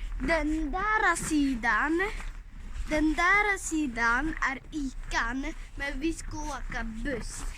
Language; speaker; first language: Swedish; early bilingual, other home language; Somali